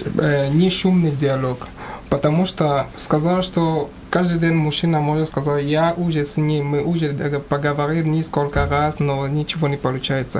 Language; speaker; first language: Russian; non-native, learner; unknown